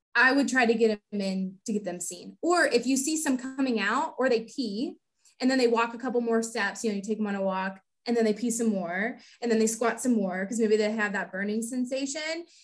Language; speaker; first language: English; native; English